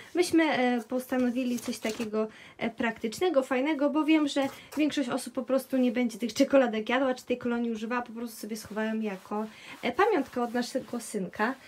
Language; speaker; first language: Polish; native; Polish